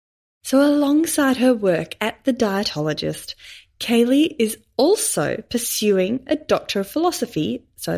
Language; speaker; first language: English; native; English